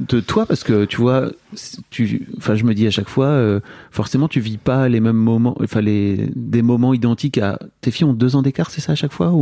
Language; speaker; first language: French; native; French